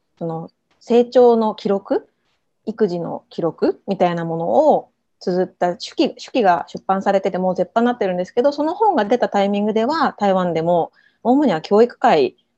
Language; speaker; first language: Japanese; native; Japanese